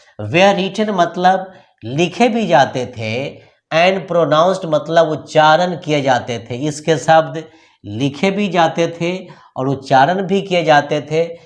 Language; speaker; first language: Hindi; native; Hindi